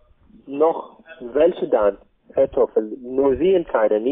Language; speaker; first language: German; non-native, learner; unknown